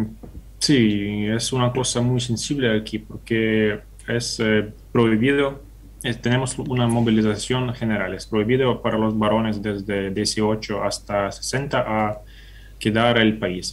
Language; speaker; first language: Spanish; non-native, fluent; Ukrainian